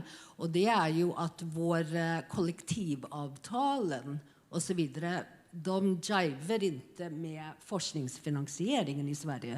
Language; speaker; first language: Swedish; non-native, fluent; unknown